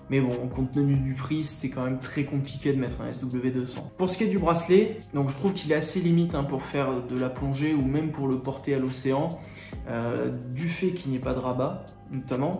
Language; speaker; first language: French; native; French